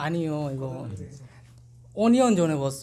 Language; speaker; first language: Korean; non-native, learner; Bangla